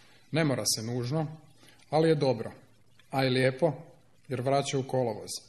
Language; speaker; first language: Croatian; native; Croatian